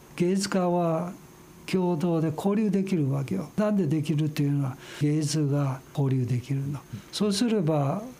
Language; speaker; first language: Japanese; non-native, fluent; Chinese